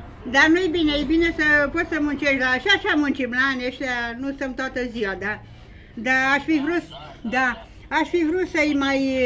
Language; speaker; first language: Romanian; early bilingual, other home language; Bulgarian